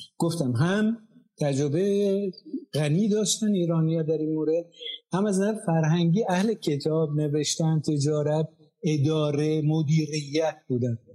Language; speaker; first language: Persian; non-native, local second language; Azerbaijani